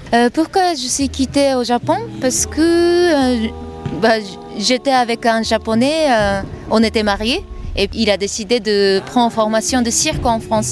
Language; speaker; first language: French; non-native, learner; Japanese